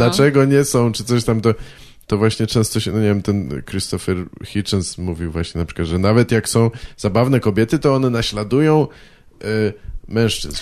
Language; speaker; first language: Polish; native; Polish